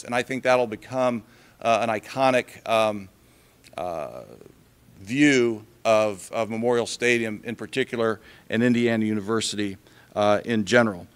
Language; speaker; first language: English; native; English